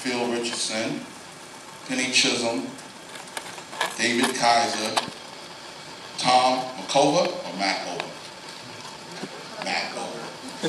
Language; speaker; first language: English; native; English